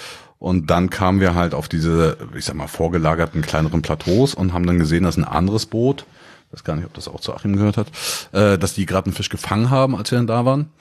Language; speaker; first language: German; native; German